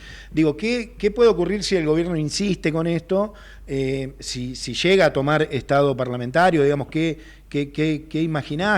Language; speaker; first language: Spanish; native; Spanish